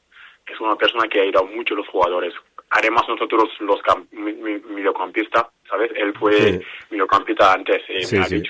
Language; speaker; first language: Spanish; non-native, learner; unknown